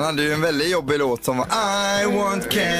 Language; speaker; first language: Swedish; native; Swedish